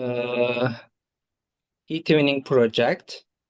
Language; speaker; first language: English; non-native, fluent; Turkish